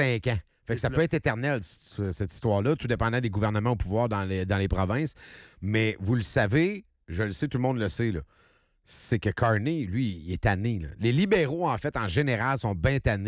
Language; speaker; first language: French; native; French